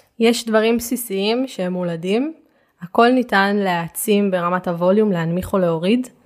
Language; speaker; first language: Hebrew; native; Hebrew